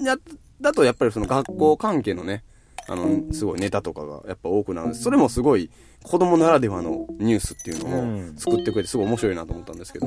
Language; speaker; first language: Japanese; native; Japanese